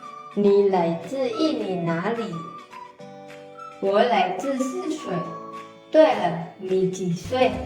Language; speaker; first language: Chinese; non-native, fluent; Indonesian